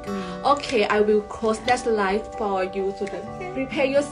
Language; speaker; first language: English; non-native, learner; Thai